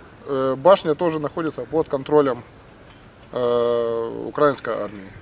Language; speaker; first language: Russian; native; Russian